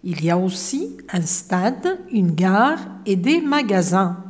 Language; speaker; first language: French; non-native, local second language; Arabic